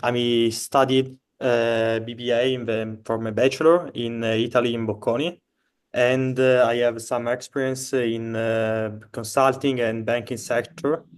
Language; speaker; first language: English; non-native, fluent; Italian